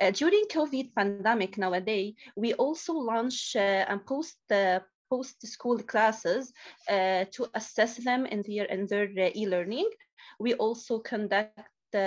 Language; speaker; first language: English; non-native, learner; Arabic